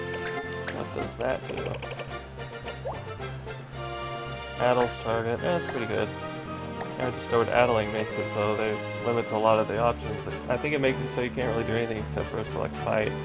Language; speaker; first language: English; native; English